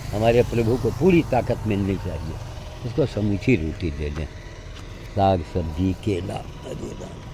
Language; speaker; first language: Hindi; native; Hindi